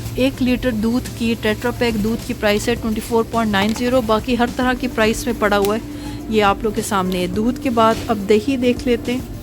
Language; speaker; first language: Urdu; native; Urdu